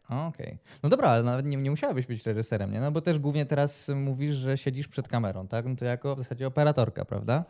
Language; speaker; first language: Polish; native; Polish